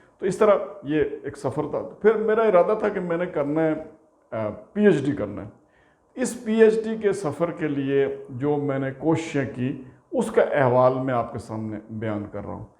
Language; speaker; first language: Urdu; non-native, local second language; Punjabi